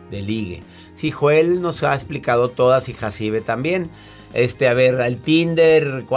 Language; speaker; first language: Spanish; native; Spanish